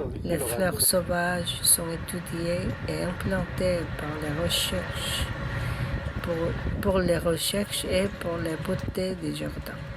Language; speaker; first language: French; non-native, learner; Korean